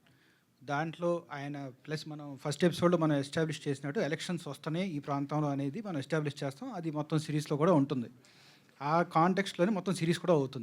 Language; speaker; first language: Telugu; native; Telugu